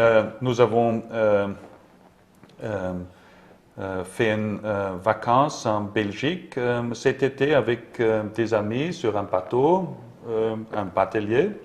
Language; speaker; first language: French; non-native, learner; German